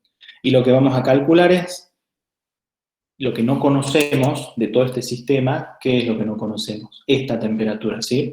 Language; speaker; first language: Spanish; native; Spanish